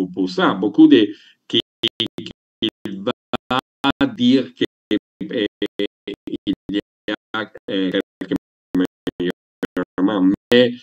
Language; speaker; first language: French; non-native, learner; Italian